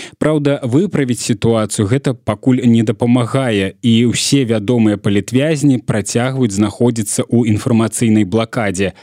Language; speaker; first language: Belarusian; native; Belarusian